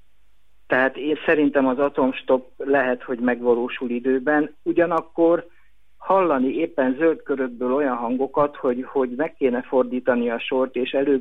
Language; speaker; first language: Hungarian; native; Hungarian